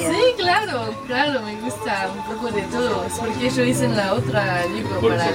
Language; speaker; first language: Spanish; non-native, learner; French